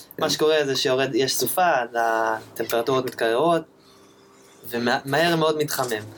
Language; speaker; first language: Hebrew; native; Hebrew